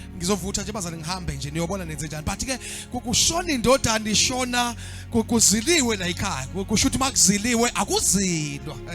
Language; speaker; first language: Zulu; native; Zulu